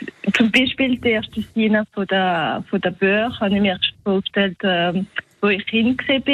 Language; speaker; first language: German; non-native, local second language; French